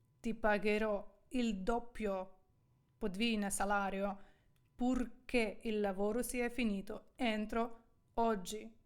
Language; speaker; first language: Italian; non-native, fluent; Ukrainian